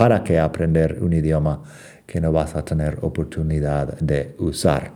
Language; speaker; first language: Spanish; non-native, fluent; English